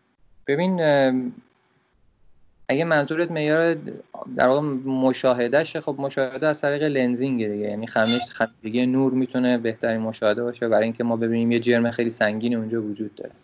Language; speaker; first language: Persian; native; Persian